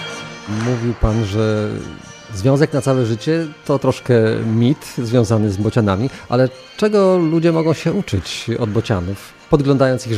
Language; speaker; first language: Polish; native; Polish